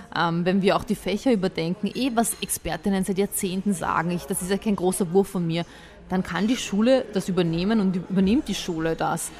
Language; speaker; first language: German; early bilingual, other home language; Bosnian